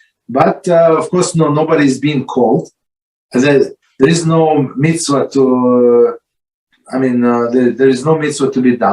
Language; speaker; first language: English; non-native, fluent; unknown